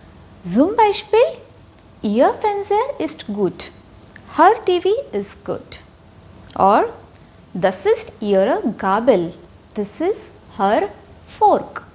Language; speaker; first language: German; non-native, fluent; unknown